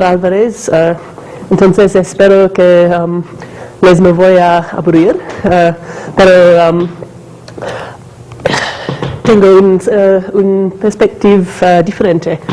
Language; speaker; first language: Spanish; non-native, learner; English